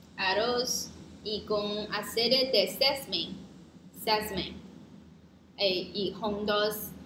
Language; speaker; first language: Spanish; non-native, learner; Chinese